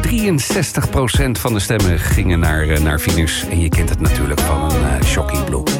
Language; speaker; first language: Dutch; native; Dutch